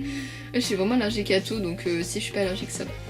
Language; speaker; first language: French; native; French